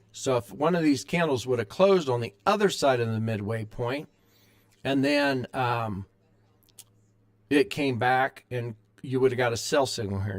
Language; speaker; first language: English; native; English